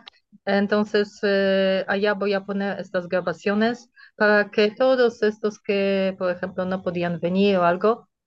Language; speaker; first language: Spanish; non-native, fluent; Polish